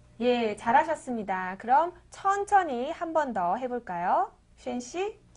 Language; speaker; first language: Korean; native; Korean